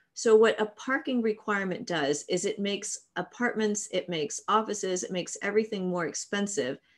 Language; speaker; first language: English; native; English